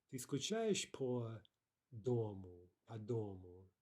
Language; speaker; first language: Russian; non-native, fluent; English